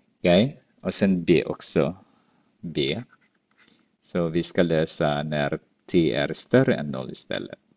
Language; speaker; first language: Swedish; non-native, fluent; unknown